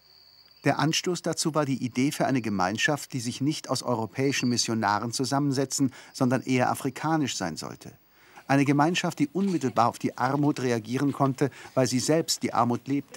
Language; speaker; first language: German; native; German